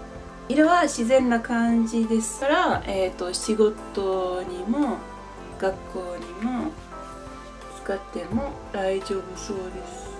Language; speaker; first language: Japanese; non-native, fluent; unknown